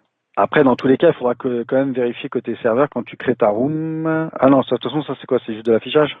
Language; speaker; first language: French; native; French